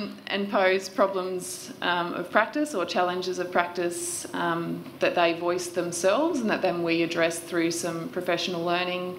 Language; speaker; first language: English; native; English